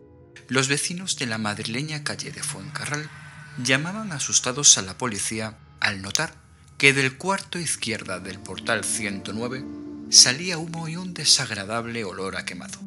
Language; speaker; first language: Spanish; native; Spanish